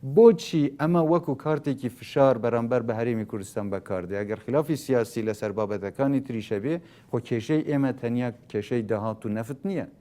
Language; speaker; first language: Central Kurdish; native; Central Kurdish